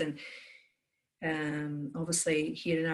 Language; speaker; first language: English; native; English